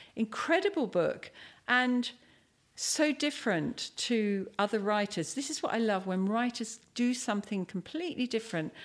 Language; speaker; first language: English; native; English